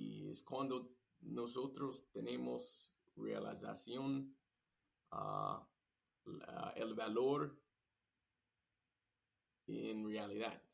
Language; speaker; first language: Spanish; non-native, learner; English